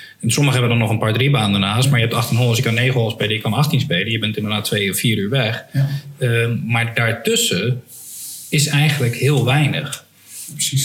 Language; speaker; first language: Dutch; native; Dutch